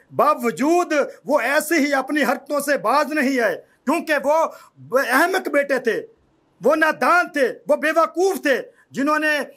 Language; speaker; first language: Urdu; non-native, local second language; Punjabi